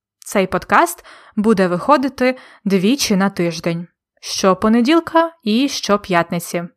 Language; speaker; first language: Ukrainian; native; Ukrainian